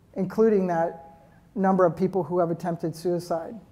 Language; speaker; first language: English; native; English